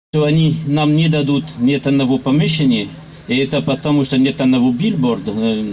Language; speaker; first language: Russian; non-native, learner; French